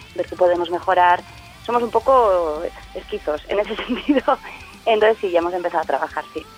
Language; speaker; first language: Spanish; native; Spanish